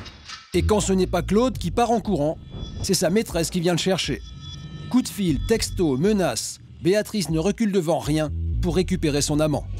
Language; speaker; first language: French; native; French